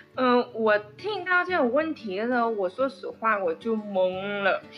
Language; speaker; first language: Chinese; non-native, fluent; Vietnamese